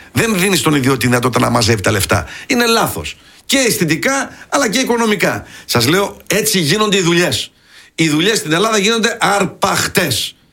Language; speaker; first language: Greek; early bilingual, heritage; Greek